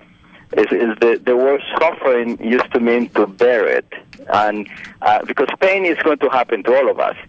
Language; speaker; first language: English; non-native, fluent; Spanish